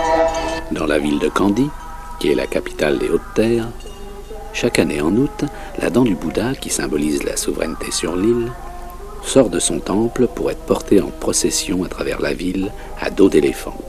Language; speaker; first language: French; native; French